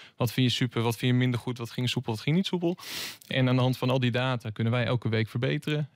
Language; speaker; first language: Dutch; native; Dutch